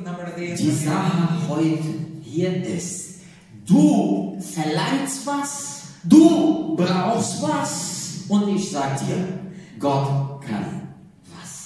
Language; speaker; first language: German; non-native, learner; Portuguese